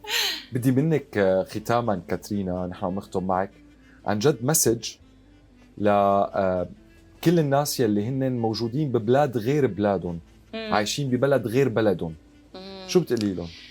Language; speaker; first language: Arabic; native; Arabic